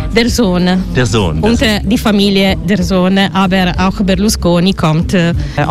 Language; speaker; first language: German; non-native, learner; Italian